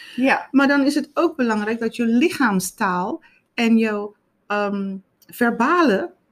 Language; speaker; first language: Dutch; non-native, fluent; Afrikaans